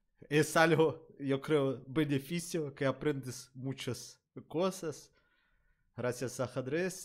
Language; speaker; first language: Spanish; non-native, learner; Russian